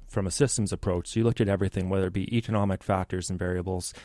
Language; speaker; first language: English; native; English